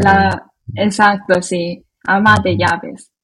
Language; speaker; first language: Spanish; non-native, fluent; Korean